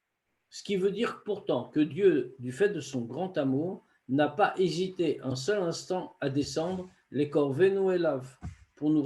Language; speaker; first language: French; native; French